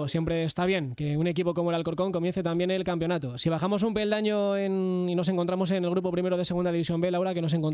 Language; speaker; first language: Spanish; native; Spanish